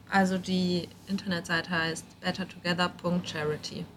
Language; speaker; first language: German; native; German